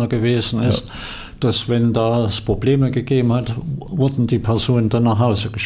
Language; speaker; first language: German; native; German